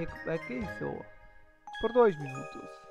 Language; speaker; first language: Portuguese; non-native, learner; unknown